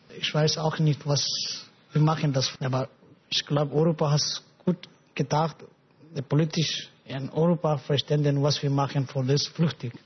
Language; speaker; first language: German; non-native, learner; Pashto